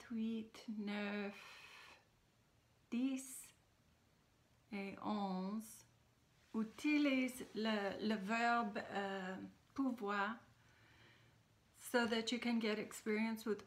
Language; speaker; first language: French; non-native, fluent; English